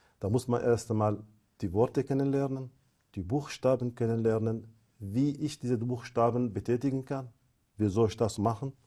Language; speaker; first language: German; non-native, fluent; Arabic